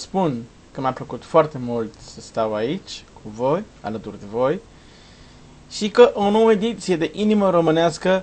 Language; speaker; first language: Romanian; non-native, learner; Portuguese